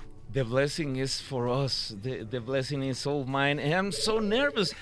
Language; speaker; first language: English; non-native, learner; Spanish